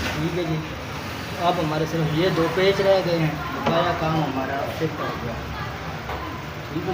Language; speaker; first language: Urdu; non-native, local second language; Punjabi